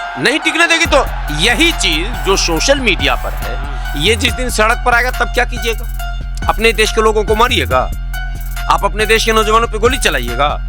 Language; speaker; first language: Hindi; native; Hindi